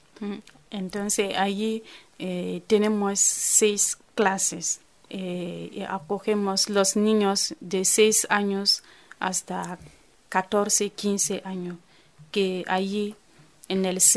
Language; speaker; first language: Spanish; non-native, fluent; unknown